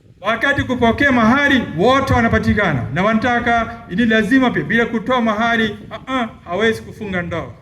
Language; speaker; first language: Swahili; non-native, fluent; Malayalam